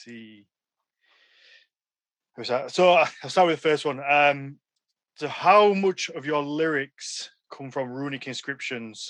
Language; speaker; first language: English; native; English